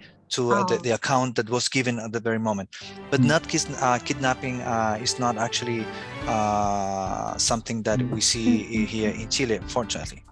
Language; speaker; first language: English; non-native, fluent; Spanish